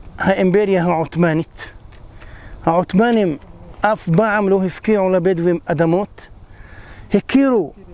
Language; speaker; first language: Hebrew; non-native, local second language; Arabic